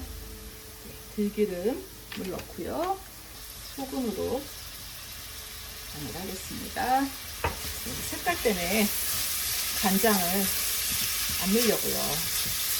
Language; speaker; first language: Korean; native; Korean